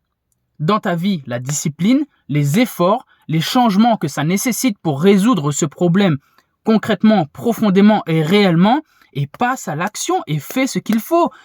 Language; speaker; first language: French; native; French